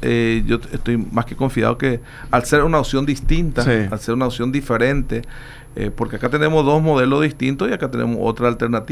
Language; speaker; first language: Spanish; native; Spanish